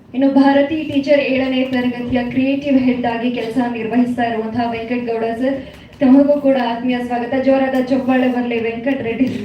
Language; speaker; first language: Kannada; native; Kannada